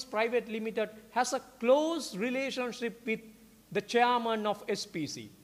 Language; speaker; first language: English; non-native, local second language; Sinhala